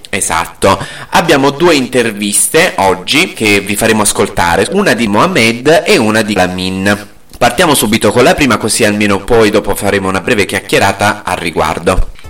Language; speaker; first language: Italian; native; Italian